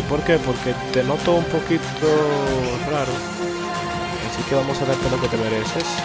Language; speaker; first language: Spanish; native; Spanish